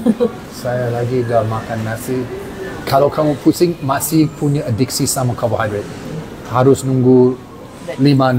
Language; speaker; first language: Indonesian; non-native, learner; English